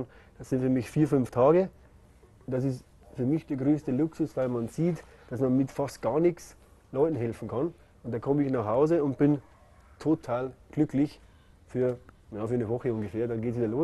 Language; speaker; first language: German; native; German